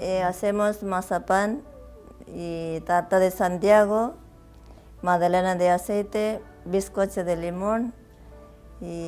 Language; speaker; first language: Spanish; non-native, learner; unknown